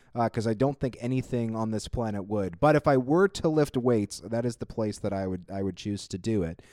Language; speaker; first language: English; native; English